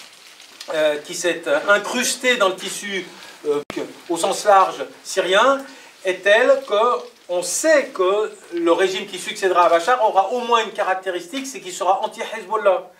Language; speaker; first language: French; native; French